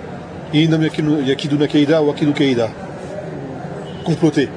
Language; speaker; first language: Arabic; non-native, fluent; French